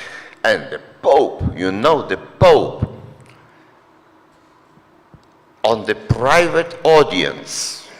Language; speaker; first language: English; non-native, fluent; Polish